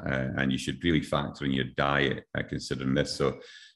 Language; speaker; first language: English; native; English